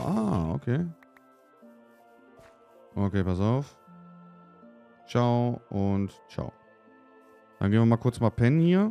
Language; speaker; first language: German; native; German